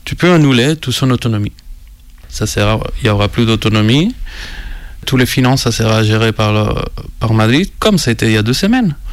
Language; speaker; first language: French; non-native, fluent; Spanish